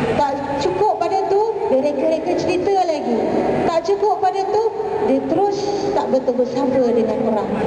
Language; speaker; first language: Malay; native; Malay